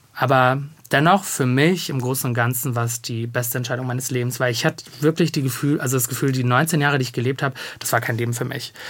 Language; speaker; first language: German; native; German